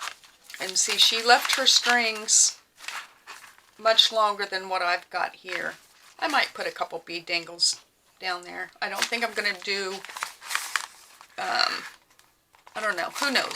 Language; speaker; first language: English; native; English